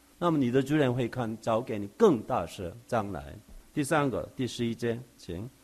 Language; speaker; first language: Chinese; non-native, fluent; Korean